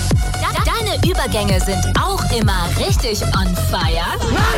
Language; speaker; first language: German; native; German